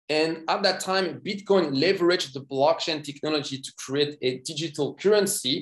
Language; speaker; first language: English; non-native, fluent; French